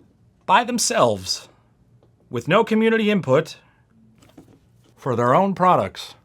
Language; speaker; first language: English; native; English